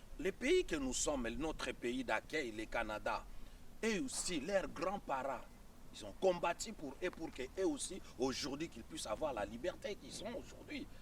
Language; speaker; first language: French; non-native, local second language; Lingala